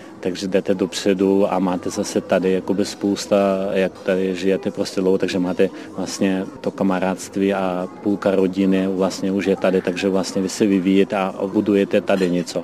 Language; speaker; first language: Czech; non-native, fluent; Ukrainian